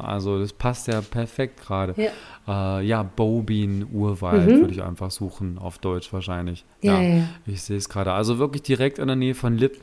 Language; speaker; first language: German; native; German